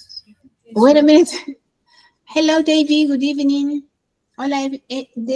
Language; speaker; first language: English; non-native, fluent; Spanish